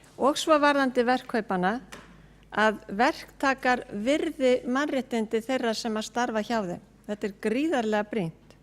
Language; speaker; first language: Icelandic; native; Icelandic